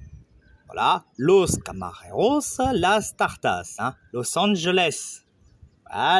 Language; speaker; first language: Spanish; non-native, learner; French